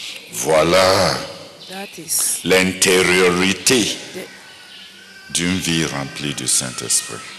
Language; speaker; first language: French; non-native, local second language; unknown